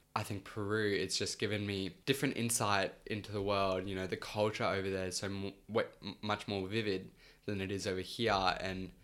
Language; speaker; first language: English; early bilingual, other home language; Spanish